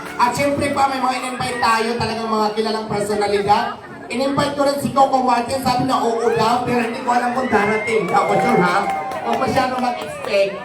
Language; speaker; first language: Filipino; native; Filipino